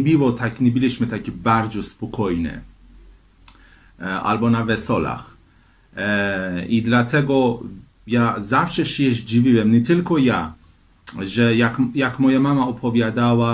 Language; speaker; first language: Polish; non-native, fluent; Persian